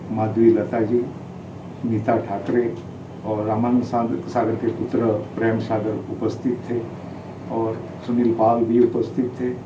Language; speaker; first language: Hindi; non-native, local second language; Gujarati